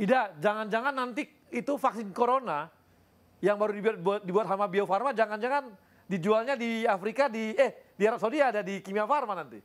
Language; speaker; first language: Indonesian; native; Indonesian